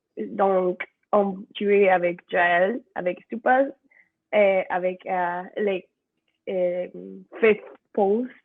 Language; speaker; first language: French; non-native, learner; Spanish